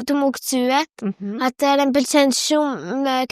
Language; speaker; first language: Albanian; early bilingual, heritage; Albanian